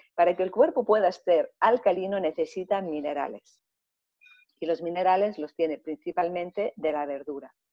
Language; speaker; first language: Spanish; non-native, fluent; Greek